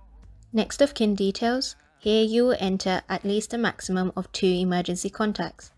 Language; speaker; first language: English; native; English